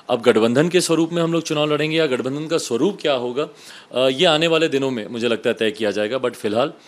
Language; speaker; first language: Hindi; native; Hindi